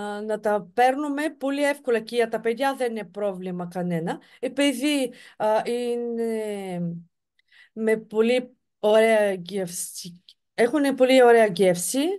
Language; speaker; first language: Greek; non-native, fluent; Bulgarian